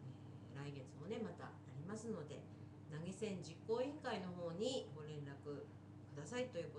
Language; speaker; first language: Japanese; native; Japanese